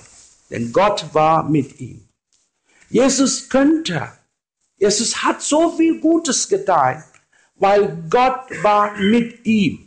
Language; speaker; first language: German; non-native, learner; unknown